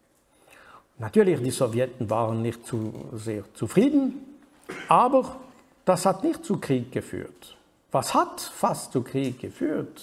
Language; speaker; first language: German; non-native, fluent; French